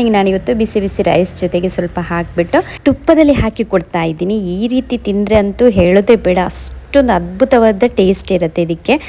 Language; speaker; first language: Kannada; non-native, local second language; Konkani